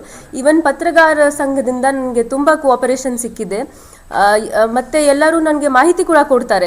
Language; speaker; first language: Kannada; non-native, local second language; Hindi